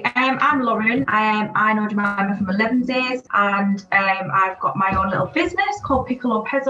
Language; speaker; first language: English; native; English